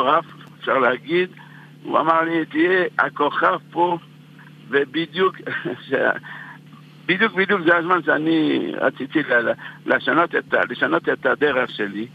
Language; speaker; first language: Hebrew; non-native, fluent; French